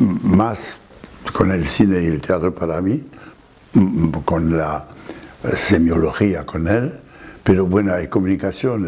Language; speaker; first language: Spanish; non-native, fluent; French